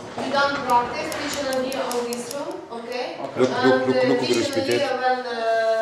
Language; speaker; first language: English; non-native, learner; Arabic